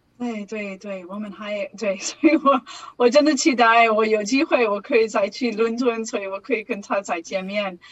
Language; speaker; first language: Chinese; non-native, learner; English